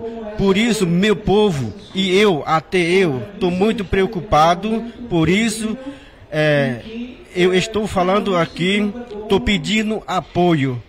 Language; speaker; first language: Portuguese; non-native, local second language; Yanomámi